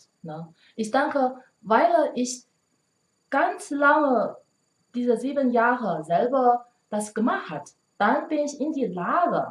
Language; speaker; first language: German; non-native, learner; Chinese